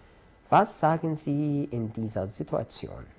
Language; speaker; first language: German; non-native, fluent; Arabic